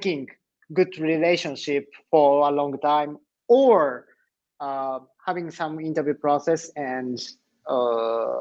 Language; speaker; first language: English; non-native, learner; Japanese